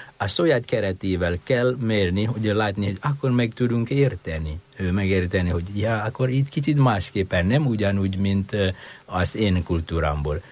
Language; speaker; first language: Hungarian; non-native, fluent; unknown